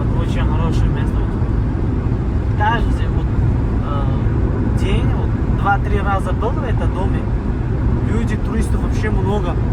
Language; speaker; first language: Russian; non-native, learner; Uzbek